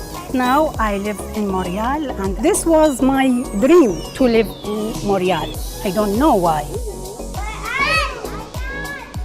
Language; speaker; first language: English; non-native, learner; Arabic